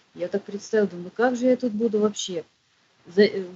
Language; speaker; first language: Russian; native; Russian